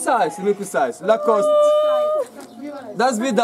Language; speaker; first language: Russian; non-native, learner; Arabic